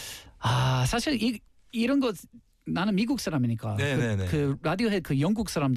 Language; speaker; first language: Korean; non-native, learner; English